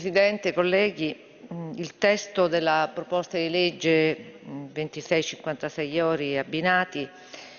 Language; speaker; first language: Italian; native; Italian